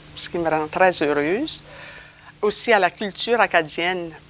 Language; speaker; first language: French; native; French